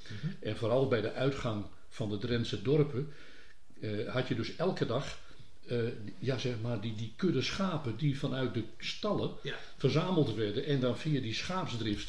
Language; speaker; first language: Dutch; native; Dutch